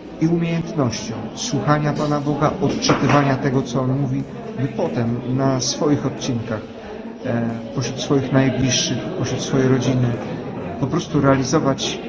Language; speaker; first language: Polish; native; Polish